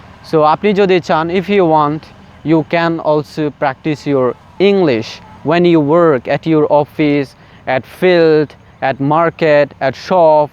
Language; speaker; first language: English; non-native, local second language; Bangla